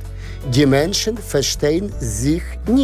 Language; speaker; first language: German; non-native, fluent; Ukrainian